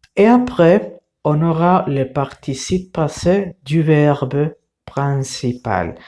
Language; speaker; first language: French; non-native, fluent; Spanish